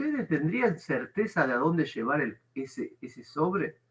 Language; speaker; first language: Spanish; native; Spanish